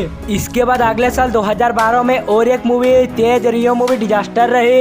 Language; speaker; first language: Hindi; non-native, local second language; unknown